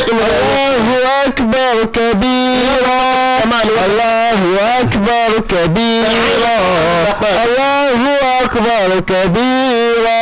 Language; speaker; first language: Arabic; non-native, learner; Yoruba